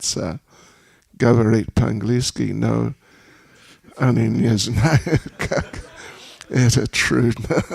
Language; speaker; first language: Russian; non-native, learner; English